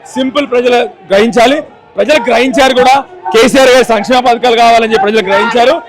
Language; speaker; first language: Telugu; native; Telugu